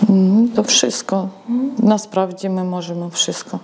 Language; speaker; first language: Polish; non-native, learner; Ukrainian